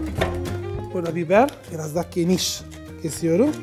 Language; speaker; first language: Turkish; non-native, fluent; Italian